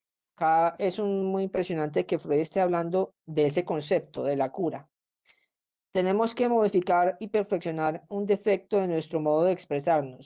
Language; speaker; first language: Spanish; native; Spanish